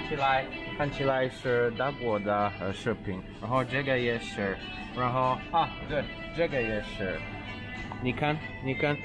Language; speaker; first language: Chinese; non-native, learner; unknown